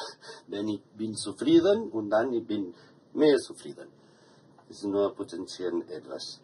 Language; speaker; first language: German; non-native, learner; Italian